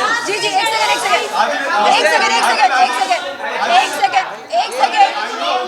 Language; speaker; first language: Hindi; native; Hindi